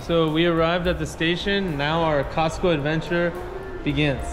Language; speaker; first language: English; native; English